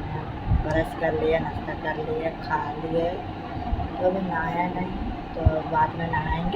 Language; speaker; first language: Hindi; non-native, local second language; Bangla